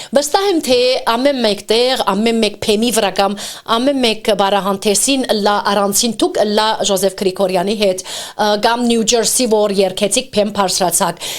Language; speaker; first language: Armenian; early bilingual, heritage; Armenian